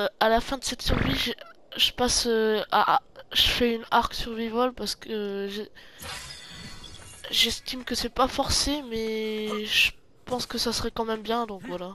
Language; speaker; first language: French; native; French